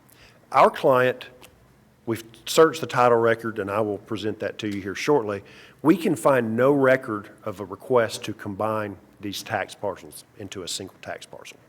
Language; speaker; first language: English; native; English